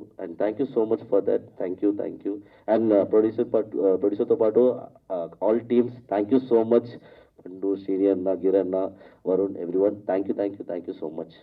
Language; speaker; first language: Telugu; non-native, learner; Malayalam